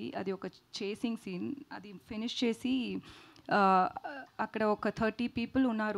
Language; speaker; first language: Telugu; non-native, learner; Tamil